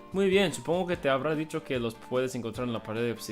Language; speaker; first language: Spanish; non-native, fluent; English